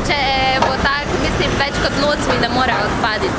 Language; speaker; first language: Slovenian; native; Slovenian